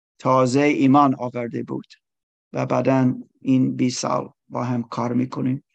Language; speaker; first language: Persian; non-native, learner; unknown